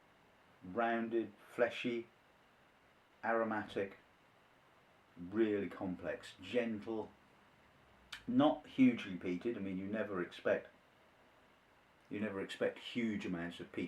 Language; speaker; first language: English; native; English